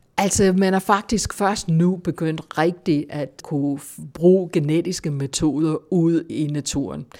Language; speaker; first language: Danish; non-native, fluent; English